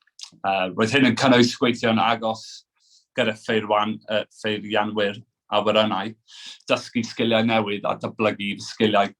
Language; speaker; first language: Welsh; non-native, local second language; English